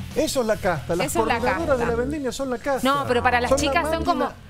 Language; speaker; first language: Spanish; native; Spanish